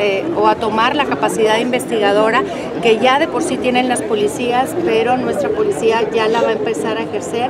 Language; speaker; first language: Spanish; native; Spanish